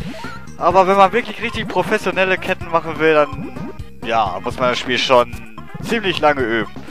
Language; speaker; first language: German; native; German